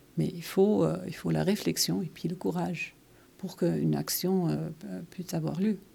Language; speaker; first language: French; non-native, fluent; German